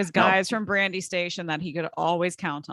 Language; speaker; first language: English; native; English